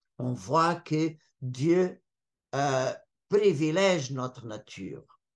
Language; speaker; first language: French; non-native, fluent; Portuguese